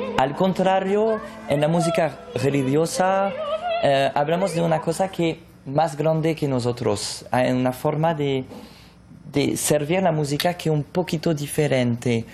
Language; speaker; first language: Spanish; non-native, fluent; French